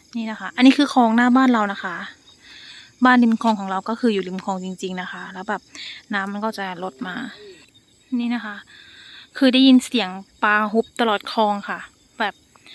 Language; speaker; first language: Thai; native; Thai